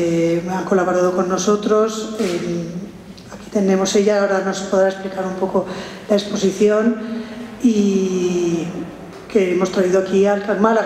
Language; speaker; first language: Spanish; native; Spanish